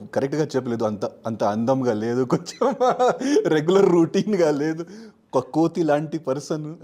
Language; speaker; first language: Telugu; non-native, fluent; Hindi